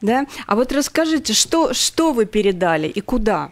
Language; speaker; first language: Russian; native; Russian